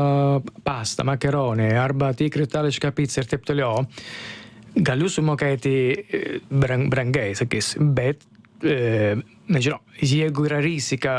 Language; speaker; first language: Lithuanian; non-native, fluent; Italian